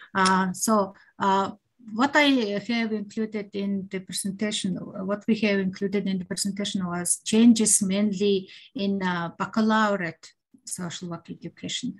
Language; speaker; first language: English; non-native, learner; Mongolian